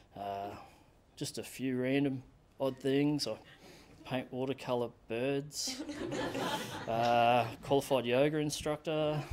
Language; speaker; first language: English; native; English